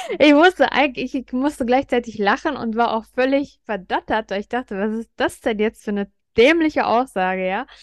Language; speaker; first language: German; native; German